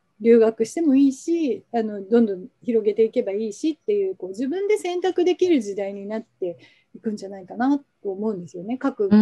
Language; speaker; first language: Japanese; native; Japanese